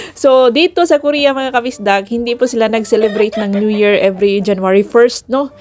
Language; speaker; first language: Filipino; non-native, local second language; Cebuano